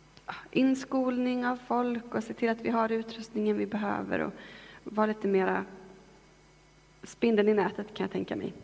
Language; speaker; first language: Swedish; native; Swedish